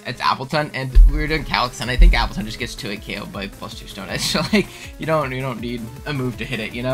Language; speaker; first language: English; native; English